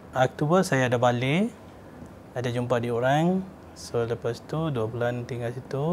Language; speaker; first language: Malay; non-native, learner; Nepali